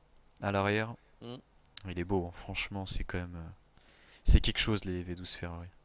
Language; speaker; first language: French; native; French